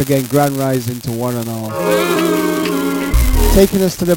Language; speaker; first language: English; native; English